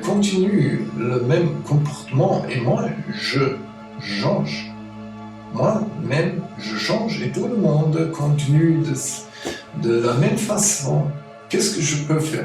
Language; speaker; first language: French; non-native, fluent; German